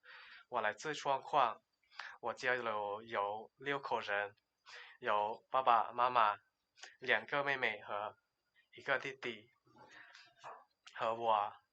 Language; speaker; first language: Chinese; non-native, learner; Lao